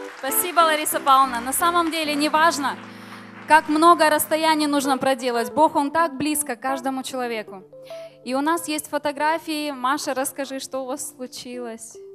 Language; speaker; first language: Russian; native; Russian